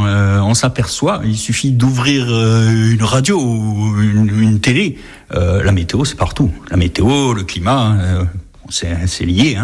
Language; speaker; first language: French; native; French